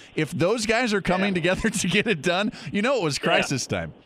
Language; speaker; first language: English; native; English